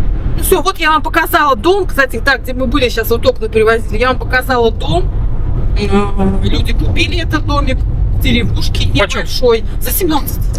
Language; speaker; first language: Russian; native; Russian